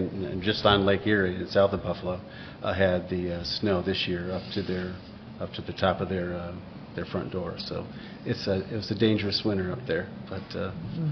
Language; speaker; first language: English; native; English